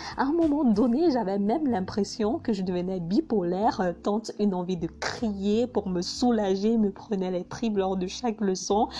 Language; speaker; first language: French; non-native, local second language; Hausa